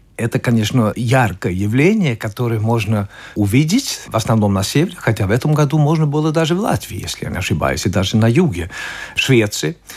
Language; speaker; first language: Russian; non-native, fluent; Swedish